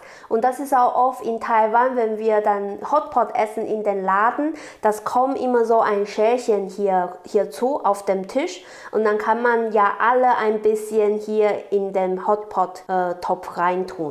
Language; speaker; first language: German; non-native, learner; Chinese